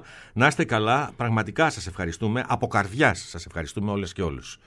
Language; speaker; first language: Greek; native; Greek